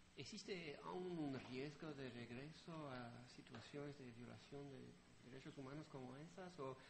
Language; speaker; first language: Spanish; non-native, fluent; French